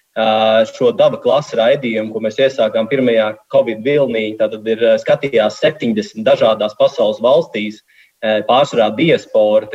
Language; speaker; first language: Latvian; native; Latvian